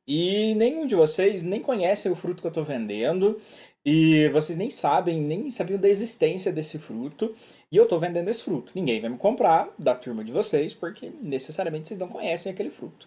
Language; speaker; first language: Portuguese; native; Portuguese